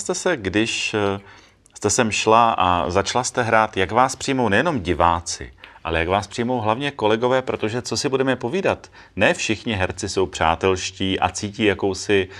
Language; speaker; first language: Czech; native; Czech